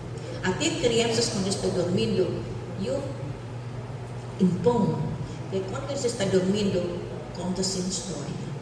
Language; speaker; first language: Portuguese; non-native, fluent; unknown